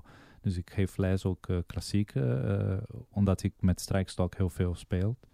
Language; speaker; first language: Dutch; non-native, fluent; Portuguese